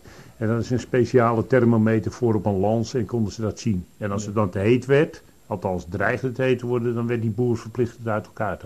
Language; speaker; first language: Dutch; native; Dutch